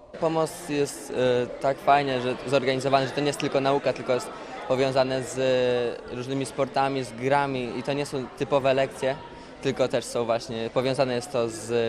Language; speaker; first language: Polish; native; Polish